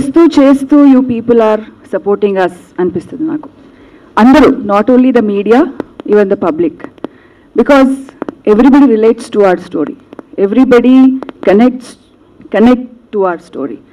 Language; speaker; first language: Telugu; non-native, local second language; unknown